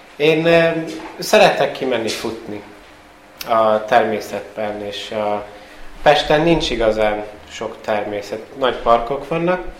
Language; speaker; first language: Hungarian; early bilingual, heritage; Hungarian